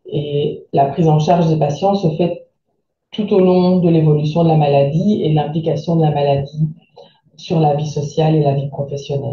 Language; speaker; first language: French; native; French